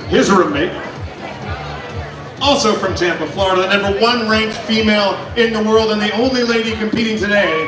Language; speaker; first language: English; native; English